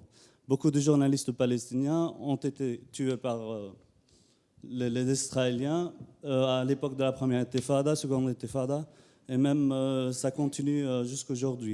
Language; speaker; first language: French; non-native, fluent; Arabic